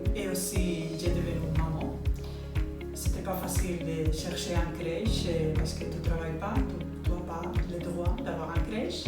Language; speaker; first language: French; non-native, fluent; Spanish